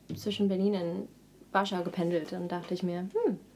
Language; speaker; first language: German; non-native, fluent; English